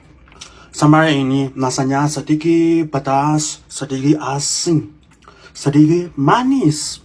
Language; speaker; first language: Indonesian; non-native, learner; Chinese